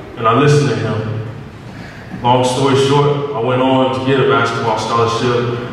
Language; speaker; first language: English; native; English